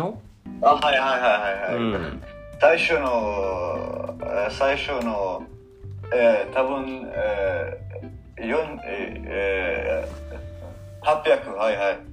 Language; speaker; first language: Japanese; non-native, learner; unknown